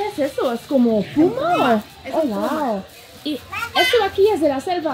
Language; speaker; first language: Spanish; non-native, learner; English